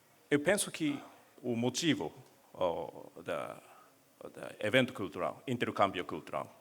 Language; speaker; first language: Portuguese; non-native, learner; Japanese